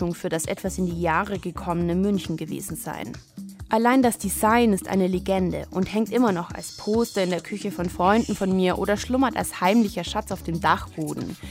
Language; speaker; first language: German; native; German